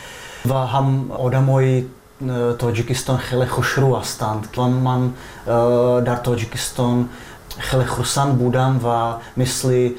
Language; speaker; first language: Persian; non-native, fluent; Czech